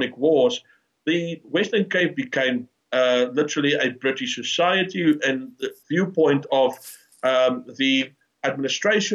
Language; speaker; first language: English; non-native, local second language; Afrikaans